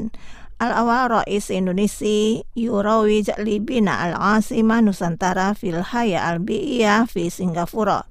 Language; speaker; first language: Arabic; non-native, fluent; Indonesian